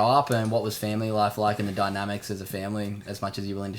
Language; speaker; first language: English; native; English